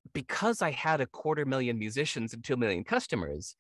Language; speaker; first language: English; native; English